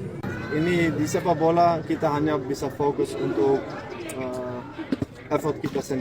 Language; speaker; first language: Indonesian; non-native, learner; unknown